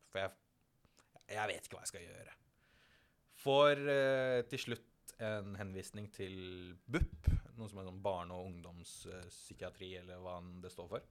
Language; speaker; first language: Norwegian; early bilingual, other home language; Tamil